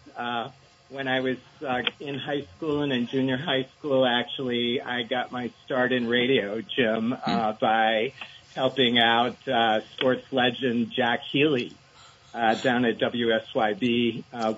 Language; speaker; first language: English; native; English